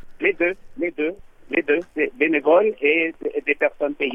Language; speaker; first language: French; non-native, learner; English